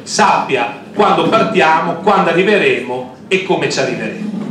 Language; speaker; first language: Italian; native; Italian